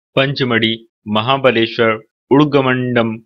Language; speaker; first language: Hindi; native; Hindi